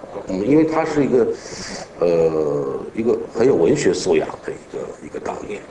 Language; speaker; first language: Chinese; native; Chinese